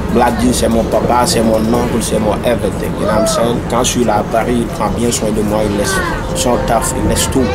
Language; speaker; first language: French; non-native, local second language; Wolof